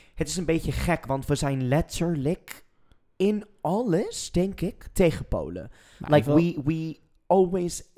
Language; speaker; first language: Dutch; non-native, fluent; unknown